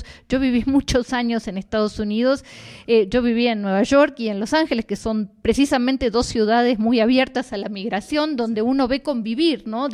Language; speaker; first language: Spanish; native; Spanish